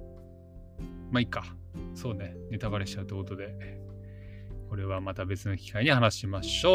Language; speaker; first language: Japanese; native; Japanese